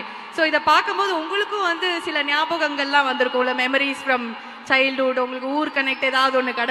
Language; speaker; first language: Tamil; native; Tamil